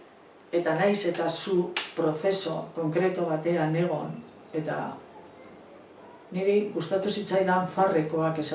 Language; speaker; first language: Basque; non-native, local second language; Spanish